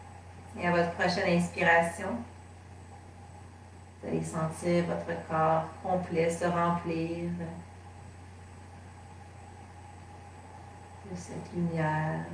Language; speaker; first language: French; native; French